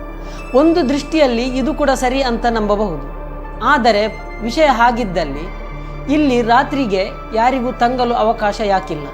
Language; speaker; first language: Kannada; native; Kannada